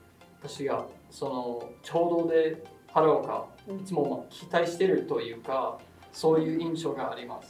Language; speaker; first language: Japanese; non-native, fluent; English